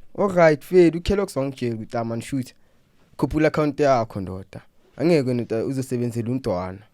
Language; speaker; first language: Zulu; non-native, local second language; Southern Sotho